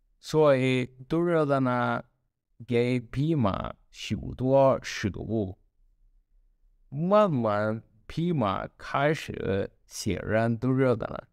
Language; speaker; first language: Chinese; non-native, learner; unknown